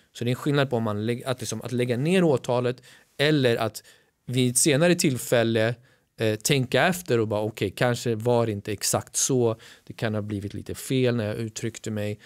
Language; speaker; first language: Swedish; native; Swedish